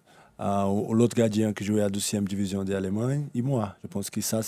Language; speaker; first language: French; non-native, learner; Portuguese